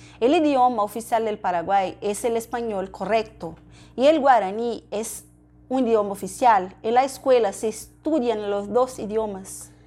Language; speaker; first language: Spanish; non-native, learner; Portuguese